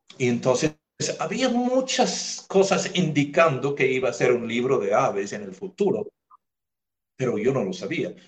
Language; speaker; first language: Spanish; non-native, fluent; English